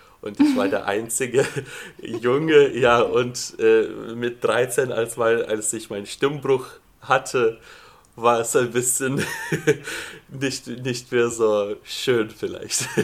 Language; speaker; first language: German; non-native, fluent; Lithuanian